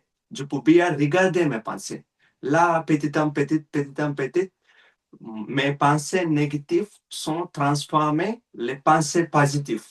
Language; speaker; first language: French; non-native, learner; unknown